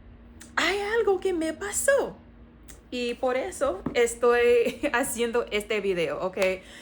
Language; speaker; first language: Spanish; non-native, learner; English